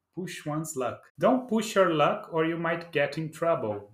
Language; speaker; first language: English; non-native, fluent; Portuguese